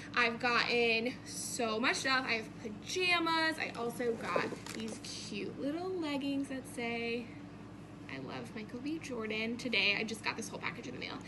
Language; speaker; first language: English; native; English